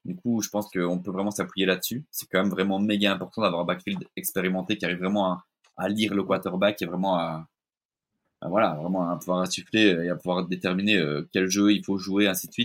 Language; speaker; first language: French; native; French